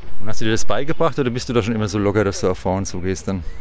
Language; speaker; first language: German; native; German